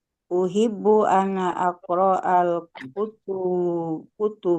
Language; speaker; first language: Arabic; non-native, learner; Indonesian